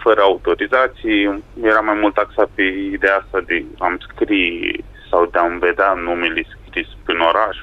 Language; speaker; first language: Romanian; native; Romanian